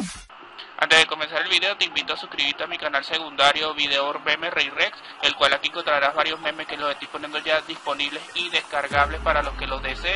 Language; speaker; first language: Spanish; native; Spanish